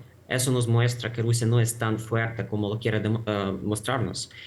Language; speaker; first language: Spanish; non-native, fluent; Ukrainian